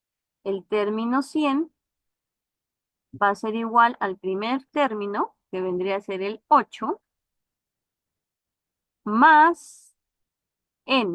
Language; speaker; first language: Spanish; native; Spanish